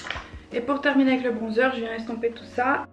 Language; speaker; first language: French; native; French